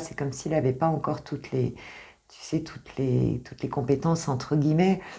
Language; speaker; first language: French; native; French